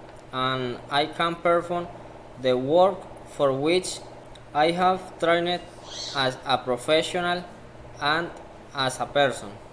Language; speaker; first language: English; non-native, learner; Spanish